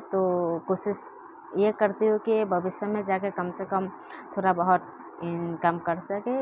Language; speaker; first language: Hindi; non-native, local second language; Kok Borok